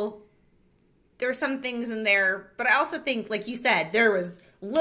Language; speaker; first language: English; native; English